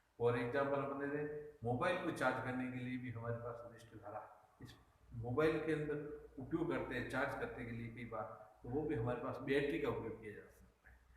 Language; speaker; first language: Hindi; native; Hindi